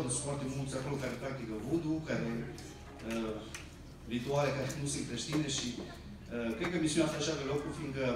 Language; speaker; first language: Romanian; early bilingual, heritage; Romanian